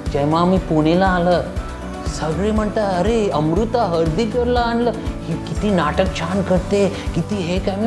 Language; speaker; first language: Marathi; early bilingual, heritage; Marathi